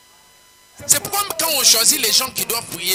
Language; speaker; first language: French; non-native, local second language; Swahili